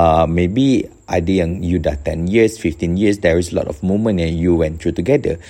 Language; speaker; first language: English; non-native, local second language; Malay